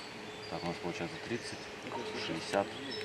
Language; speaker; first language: Russian; native; Russian